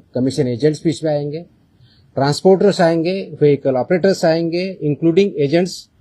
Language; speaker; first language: Hindi; non-native, local second language; Marathi